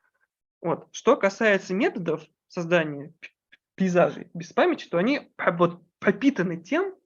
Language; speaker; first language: Russian; native; Russian